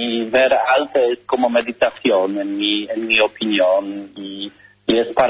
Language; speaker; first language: Spanish; non-native, learner; Polish